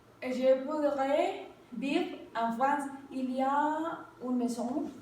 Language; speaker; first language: French; non-native, learner; Spanish